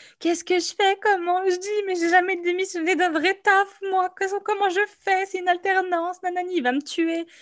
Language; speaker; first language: French; non-native, local second language; Arabic